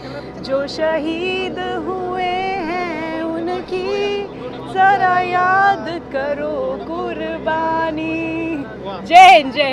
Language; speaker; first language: Hindi; native; Hindi